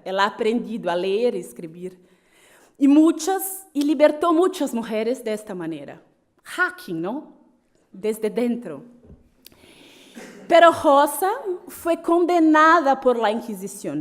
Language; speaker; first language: Spanish; non-native, fluent; Portuguese